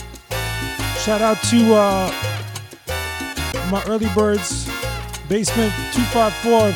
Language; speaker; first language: English; early bilingual, other home language; Spanish